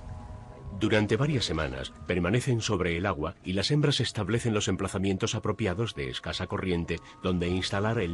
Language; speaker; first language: Spanish; native; Spanish